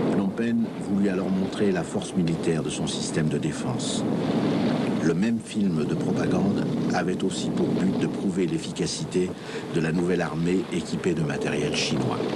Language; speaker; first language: French; native; French